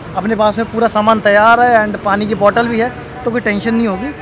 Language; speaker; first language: Hindi; native; Hindi